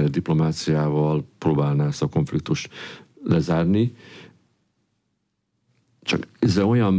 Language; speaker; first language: Hungarian; native; Hungarian